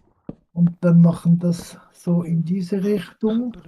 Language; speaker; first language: German; non-native, fluent; French